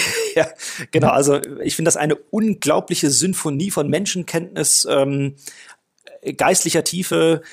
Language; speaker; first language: German; non-native, fluent; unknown